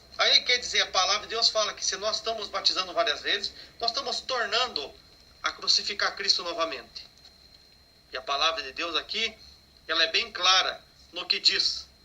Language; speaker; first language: Portuguese; native; Portuguese